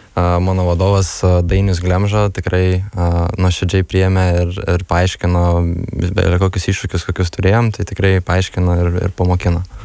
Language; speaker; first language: Lithuanian; early bilingual, heritage; Lithuanian